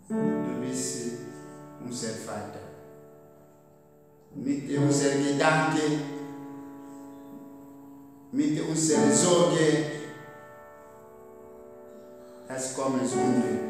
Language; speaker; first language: German; non-native, learner; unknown